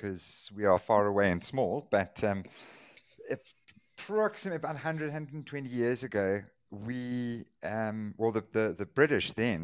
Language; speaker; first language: English; native; English